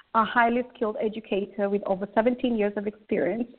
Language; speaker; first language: English; native; English